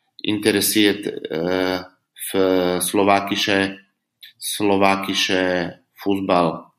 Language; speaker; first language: German; non-native, learner; Slovak